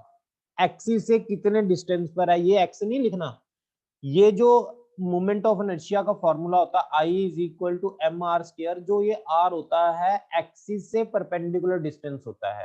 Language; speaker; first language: Hindi; native; Hindi